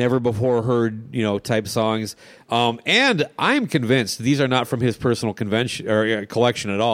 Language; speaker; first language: English; native; English